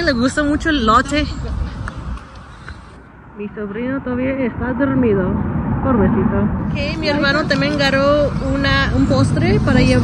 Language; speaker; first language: Spanish; early bilingual, heritage; Spanish